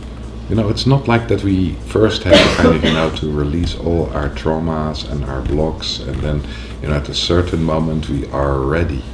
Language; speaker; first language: English; non-native, fluent; Dutch